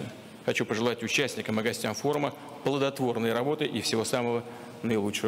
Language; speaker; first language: Russian; native; Russian